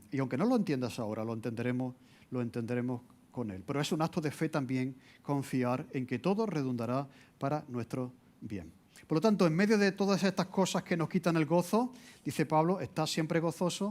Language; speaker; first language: Spanish; native; Spanish